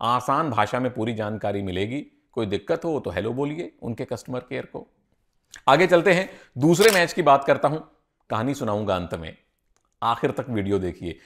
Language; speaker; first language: Hindi; native; Hindi